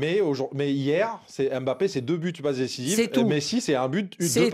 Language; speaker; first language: French; native; French